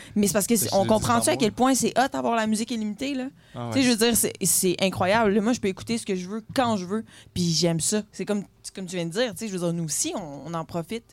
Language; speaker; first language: French; native; French